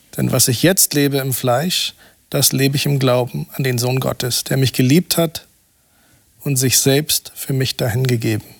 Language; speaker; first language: German; non-native, fluent; Portuguese